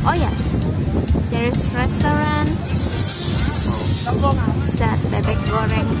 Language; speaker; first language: English; non-native, learner; Indonesian